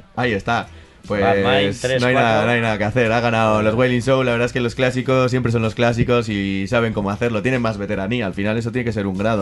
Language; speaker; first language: Spanish; native; Spanish